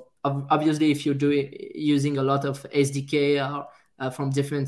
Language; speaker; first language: English; non-native, fluent; French